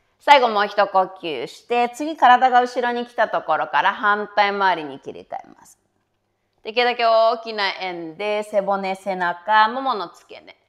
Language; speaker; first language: Japanese; native; Japanese